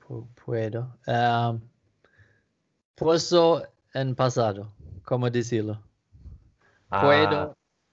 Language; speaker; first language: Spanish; non-native, learner; Swedish